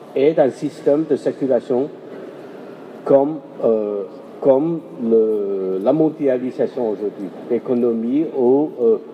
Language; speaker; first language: French; non-native, fluent; Chinese